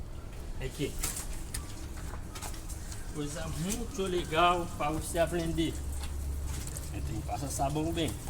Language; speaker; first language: Portuguese; non-native, learner; Haitian Creole